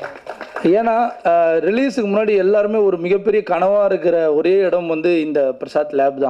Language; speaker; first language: Tamil; native; Tamil